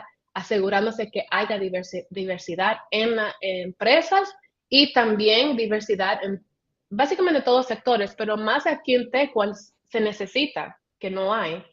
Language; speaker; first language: Spanish; early bilingual, heritage; Spanish